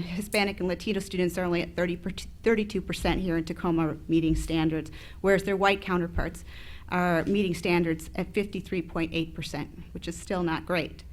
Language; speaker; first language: English; early bilingual, other home language; Spanish